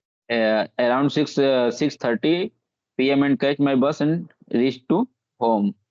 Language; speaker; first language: English; non-native, learner; Hindi